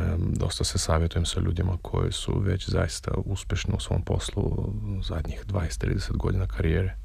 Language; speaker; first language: Serbian; non-native, fluent; Russian